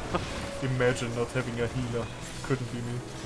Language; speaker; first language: English; non-native, fluent; German